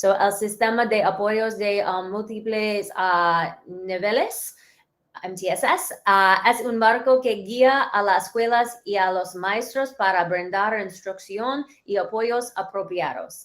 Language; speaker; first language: Spanish; early bilingual, heritage; English